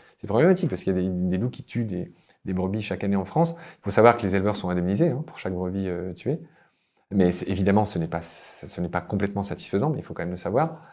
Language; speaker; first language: French; native; French